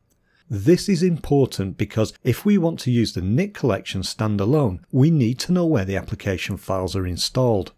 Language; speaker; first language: English; native; English